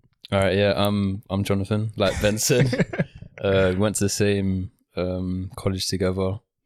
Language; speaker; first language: English; early bilingual, other home language; Spanish